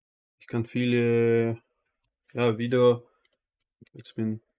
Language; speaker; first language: German; non-native, learner; Russian